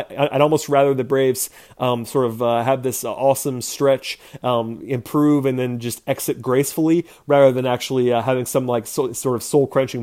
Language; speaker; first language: English; native; English